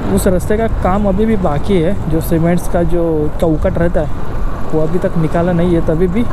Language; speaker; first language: Hindi; non-native, local second language; Marathi